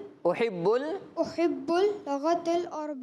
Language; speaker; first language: Arabic; non-native, learner; Urdu